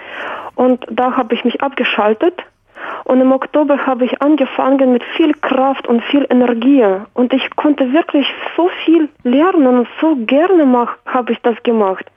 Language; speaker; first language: German; non-native, fluent; Russian